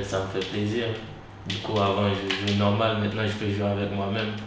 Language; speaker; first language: French; non-native, local second language; Haitian Creole